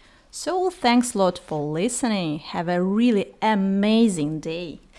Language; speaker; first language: English; non-native, fluent; Russian